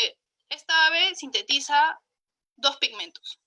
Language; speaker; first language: Spanish; native; Spanish